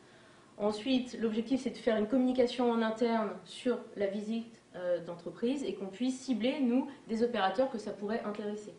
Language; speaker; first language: French; native; French